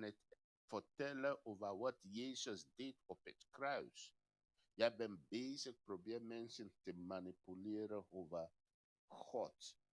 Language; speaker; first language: Dutch; non-native, fluent; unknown